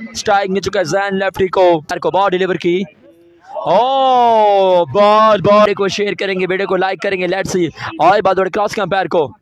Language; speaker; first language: Urdu; non-native, local second language; Punjabi